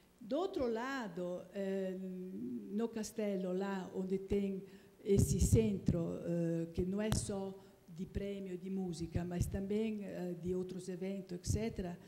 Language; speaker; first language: Portuguese; non-native, fluent; Italian